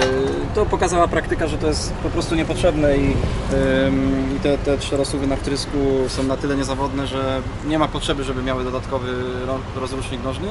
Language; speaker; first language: Polish; native; Polish